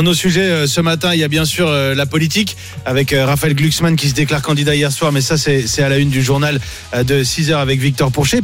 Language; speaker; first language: French; native; French